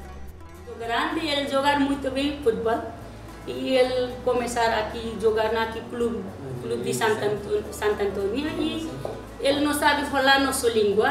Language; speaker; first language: Portuguese; non-native, learner; Nepali